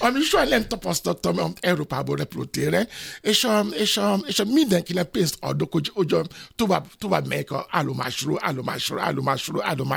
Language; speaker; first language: Hungarian; non-native, fluent; Yoruba